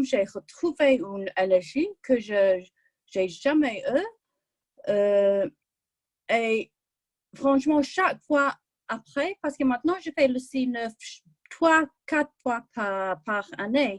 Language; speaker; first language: French; non-native, fluent; English